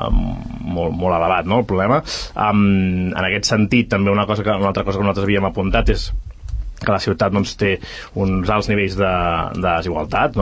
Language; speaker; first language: Catalan; native; Catalan